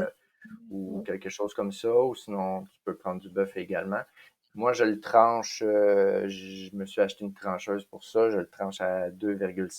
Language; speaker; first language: French; native; French